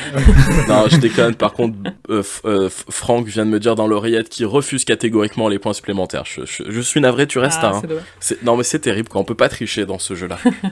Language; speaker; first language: French; native; French